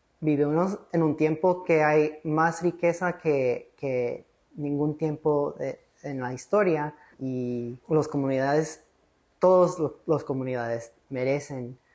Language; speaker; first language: Spanish; early bilingual, heritage; English